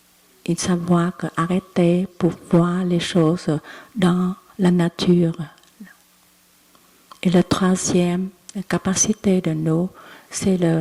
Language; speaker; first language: French; non-native, learner; Vietnamese